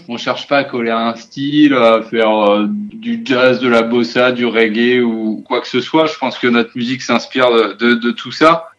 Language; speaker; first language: French; native; French